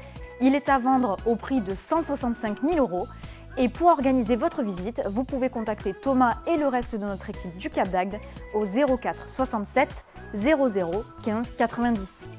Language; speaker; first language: French; native; French